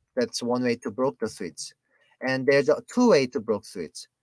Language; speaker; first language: English; non-native, fluent; Korean